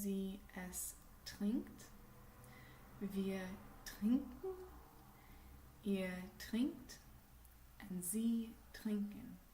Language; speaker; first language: German; non-native, fluent; English